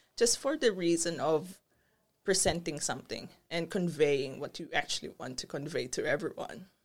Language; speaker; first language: English; non-native, local second language; Filipino